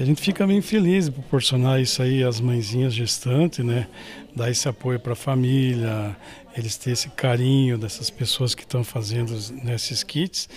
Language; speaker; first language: Portuguese; native; Portuguese